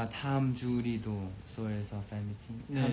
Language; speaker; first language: Korean; non-native, fluent; Thai